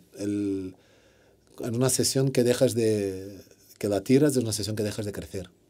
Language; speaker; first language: Spanish; non-native, fluent; Portuguese